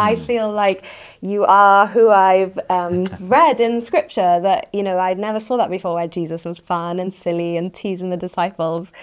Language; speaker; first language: English; native; English